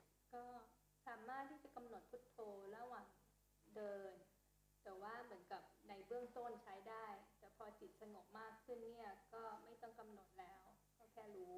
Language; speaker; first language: Thai; native; Thai